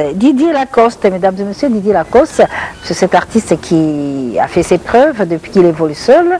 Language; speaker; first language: French; non-native, local second language; Lingala